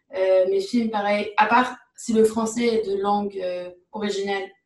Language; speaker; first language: French; native; French